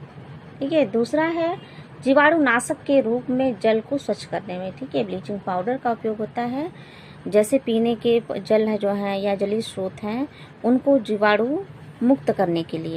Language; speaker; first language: Hindi; native; Hindi